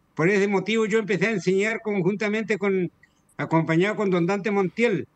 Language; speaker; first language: Spanish; native; Spanish